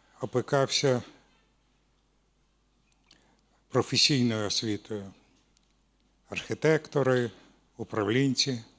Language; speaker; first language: Ukrainian; non-native, local second language; Russian